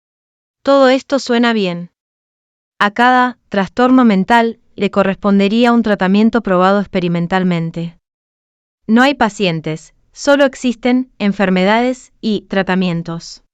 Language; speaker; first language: Spanish; native; Spanish